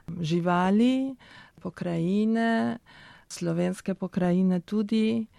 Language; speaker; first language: Slovenian; early bilingual, heritage; Spanish